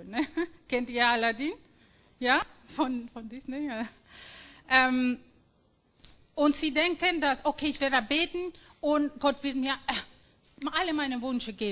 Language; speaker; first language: German; non-native, fluent; Spanish